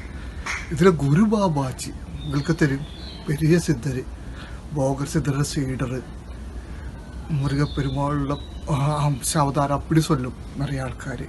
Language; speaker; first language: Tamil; non-native, learner; Malayalam